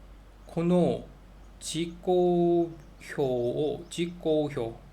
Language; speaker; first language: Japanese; non-native, learner; Korean